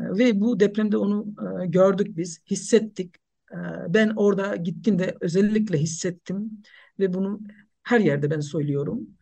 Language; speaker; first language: Turkish; non-native, fluent; Nepali